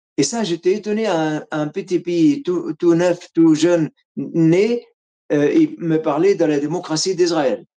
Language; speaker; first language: French; non-native, fluent; Arabic